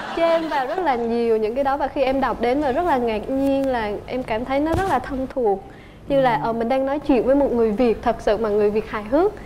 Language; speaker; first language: Vietnamese; native; Vietnamese